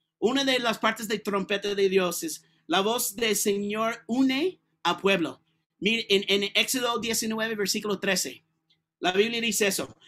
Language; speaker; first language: Spanish; non-native, learner; English